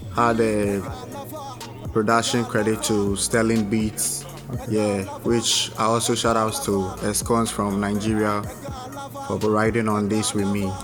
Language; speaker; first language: English; non-native, local second language; Ewe